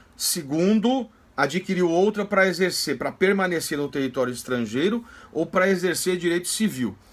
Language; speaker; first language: Portuguese; native; Portuguese